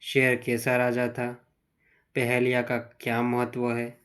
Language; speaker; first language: Hindi; non-native, local second language; Gujarati